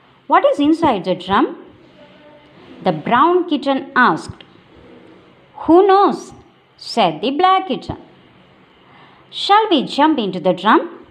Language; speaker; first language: English; non-native, local second language; Malayalam